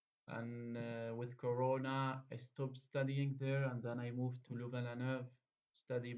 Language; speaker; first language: English; non-native, fluent; Arabic